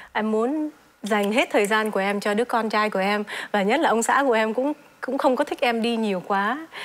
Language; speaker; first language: Vietnamese; early bilingual, heritage; Vietnamese